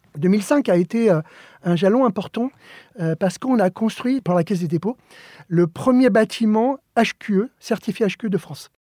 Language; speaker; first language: French; early bilingual, other home language; Spanish